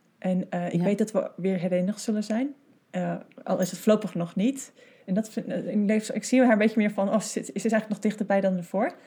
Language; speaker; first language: Dutch; non-native, fluent; English